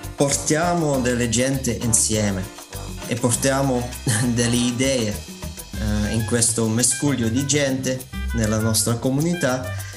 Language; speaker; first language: Italian; non-native, fluent; Dutch